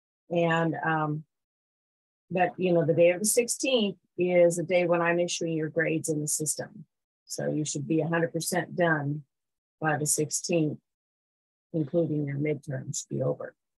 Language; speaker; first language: English; native; English